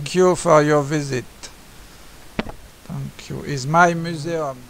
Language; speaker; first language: English; non-native, learner; French